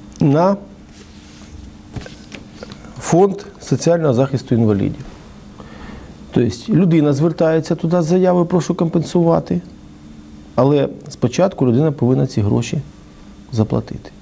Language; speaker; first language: Ukrainian; native; Ukrainian